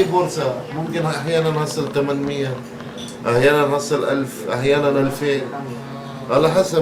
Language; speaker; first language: Arabic; non-native, learner; Turkish